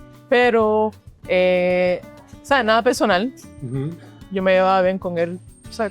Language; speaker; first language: Spanish; early bilingual, heritage; Spanish